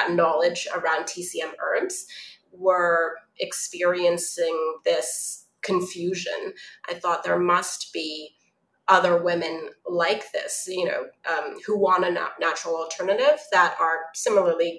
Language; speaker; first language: English; non-native, local second language; Cantonese